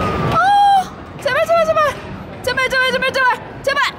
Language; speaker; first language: Korean; native; Korean